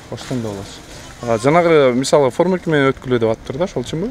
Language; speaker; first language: Kyrgyz; native; Kyrgyz